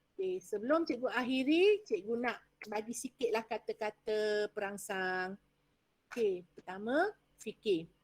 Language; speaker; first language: Malay; native; Malay